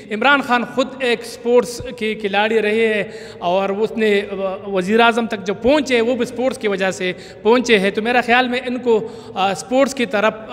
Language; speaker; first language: Urdu; non-native, local second language; Pashto